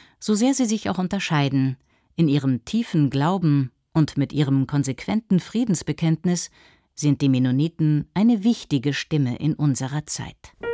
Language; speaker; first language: German; native; German